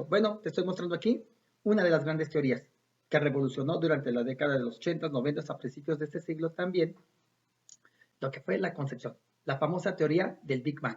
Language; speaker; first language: Spanish; native; Spanish